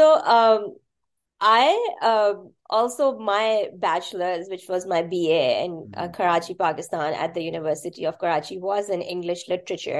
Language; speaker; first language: English; non-native, local second language; Urdu